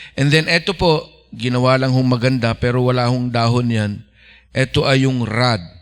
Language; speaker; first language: Filipino; non-native, local second language; Iloko